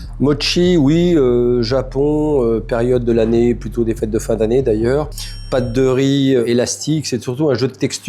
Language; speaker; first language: French; native; French